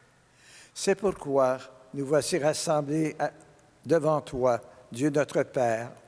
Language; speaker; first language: French; native; French